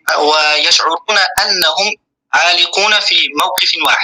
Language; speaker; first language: Arabic; non-native, fluent; Uzbek